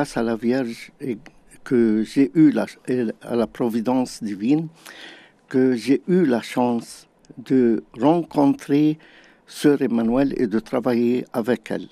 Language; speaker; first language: French; non-native, fluent; Arabic